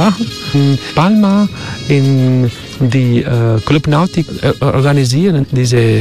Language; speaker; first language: German; non-native, learner; Spanish